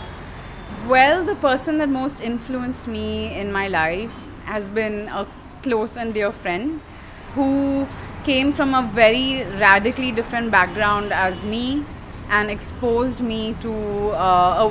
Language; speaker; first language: English; non-native, local second language; Hindi